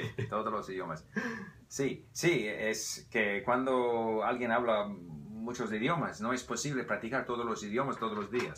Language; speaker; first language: Spanish; non-native, fluent; English